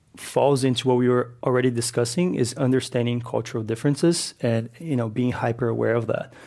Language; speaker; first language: English; non-native, fluent; Portuguese